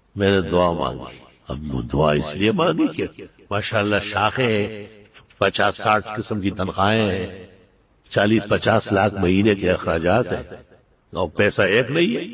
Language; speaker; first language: Urdu; non-native, local second language; Pashto